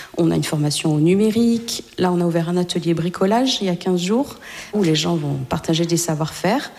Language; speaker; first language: French; native; French